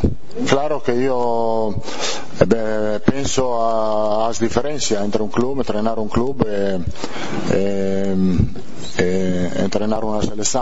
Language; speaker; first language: Portuguese; non-native, fluent; Italian